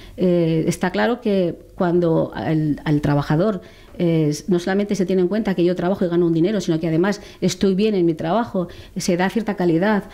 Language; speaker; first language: Spanish; native; Spanish